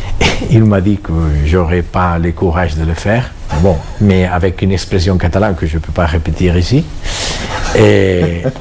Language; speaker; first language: French; non-native, fluent; Catalan